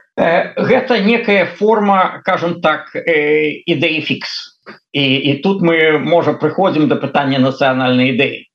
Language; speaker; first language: Belarusian; non-native, local second language; Russian